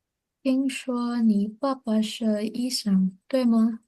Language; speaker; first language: Chinese; non-native, learner; Indonesian